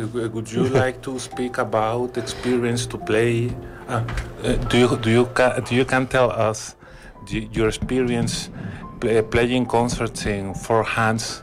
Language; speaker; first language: English; non-native, learner; Spanish